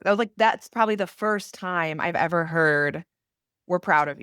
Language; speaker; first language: English; native; English